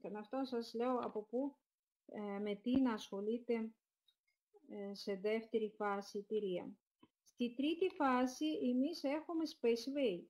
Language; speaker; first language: Greek; non-native, fluent; Russian